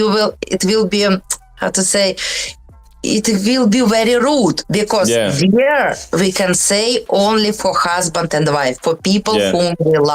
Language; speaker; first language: English; non-native, learner; Russian